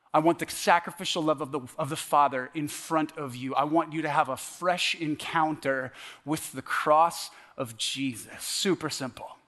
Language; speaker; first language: English; native; English